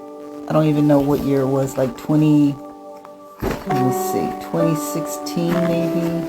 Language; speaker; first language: English; native; English